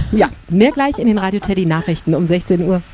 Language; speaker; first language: German; native; German